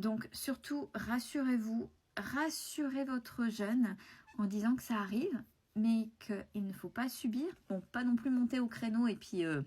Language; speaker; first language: French; native; French